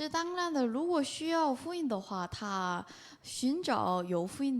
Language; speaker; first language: Chinese; non-native, fluent; Korean